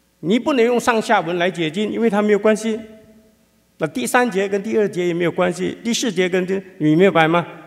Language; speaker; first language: Chinese; non-native, local second language; Hakka Chinese